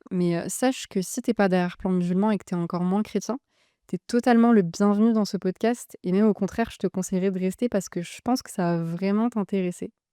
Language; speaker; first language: French; native; French